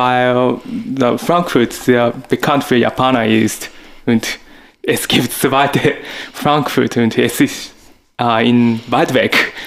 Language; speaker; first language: German; non-native, learner; Japanese